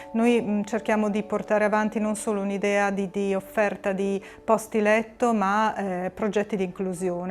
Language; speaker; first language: Italian; native; Italian